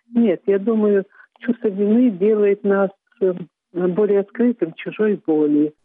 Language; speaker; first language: Russian; native; Russian